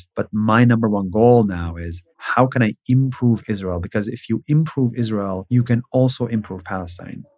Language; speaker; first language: English; non-native, fluent; Hebrew